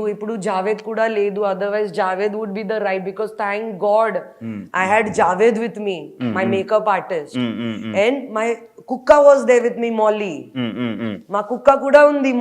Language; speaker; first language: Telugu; non-native, learner; Hindi